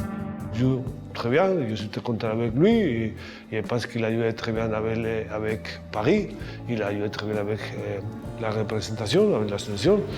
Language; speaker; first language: French; non-native, learner; Spanish